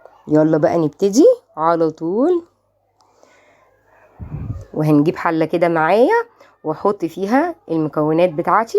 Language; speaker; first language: Arabic; native; Arabic